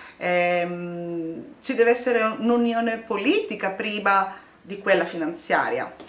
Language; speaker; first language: Italian; non-native, fluent; Greek